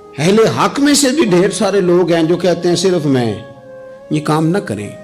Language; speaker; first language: Urdu; non-native, local second language; Punjabi